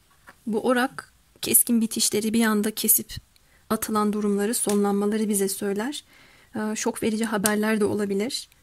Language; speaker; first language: Turkish; native; Turkish